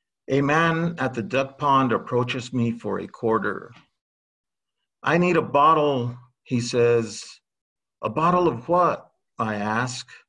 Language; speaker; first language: English; early bilingual, other home language; Spanish